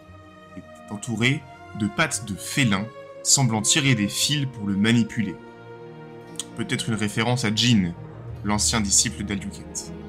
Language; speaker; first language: French; native; French